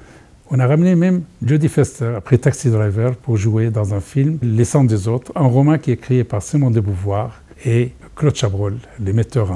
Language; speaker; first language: French; non-native, fluent; Arabic